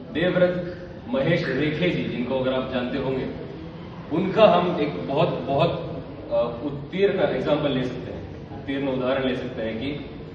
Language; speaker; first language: Hindi; non-native, local second language; Marathi